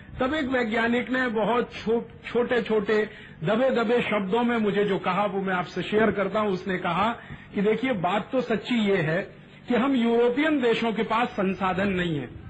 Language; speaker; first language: Hindi; native; Hindi